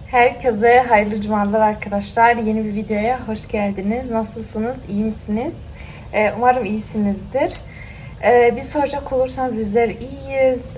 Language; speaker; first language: Turkish; early bilingual, heritage; Turkish